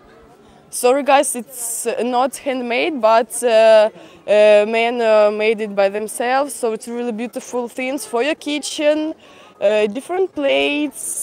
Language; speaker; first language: English; non-native, fluent; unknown